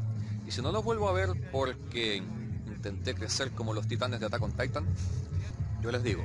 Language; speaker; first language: Spanish; native; Spanish